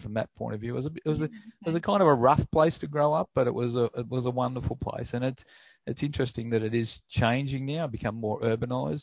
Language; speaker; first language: English; native; English